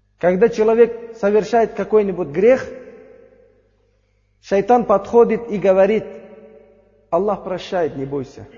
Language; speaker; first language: Russian; non-native, learner; Uzbek